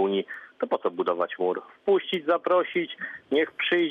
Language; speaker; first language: Polish; native; Polish